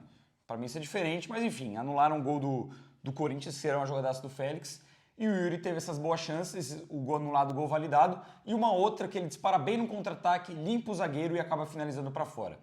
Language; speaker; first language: Portuguese; native; Portuguese